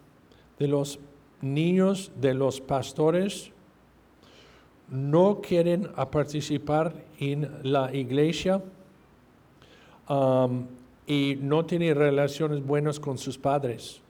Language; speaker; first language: Spanish; non-native, fluent; English